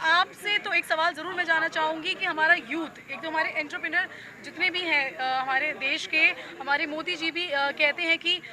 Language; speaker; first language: Hindi; native; Hindi